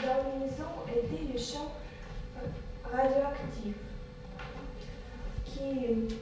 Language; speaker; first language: French; non-native, learner; Russian